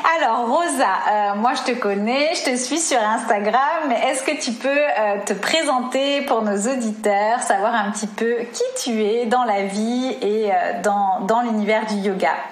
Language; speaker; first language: French; native; French